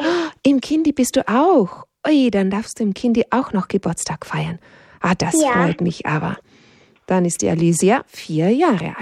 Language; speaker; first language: German; native; German